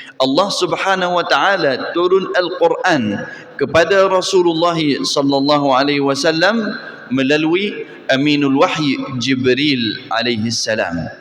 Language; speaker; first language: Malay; non-native, fluent; Arabic